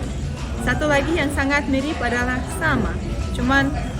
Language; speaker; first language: Indonesian; non-native, fluent; Russian